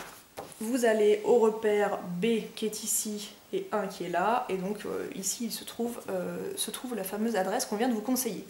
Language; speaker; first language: French; native; French